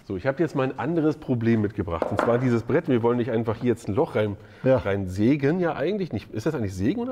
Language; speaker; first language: German; native; German